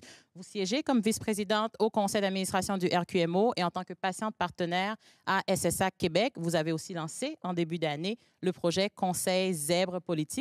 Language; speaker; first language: French; native; French